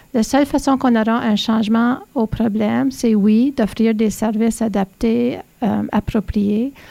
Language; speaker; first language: French; native; French